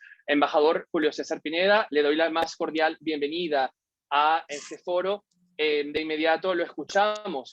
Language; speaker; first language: Spanish; native; Spanish